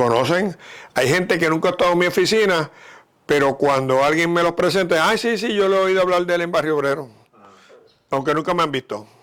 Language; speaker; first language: Spanish; native; Spanish